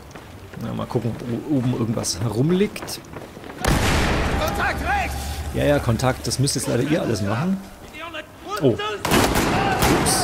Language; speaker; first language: German; native; German